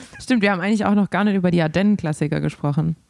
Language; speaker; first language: German; native; German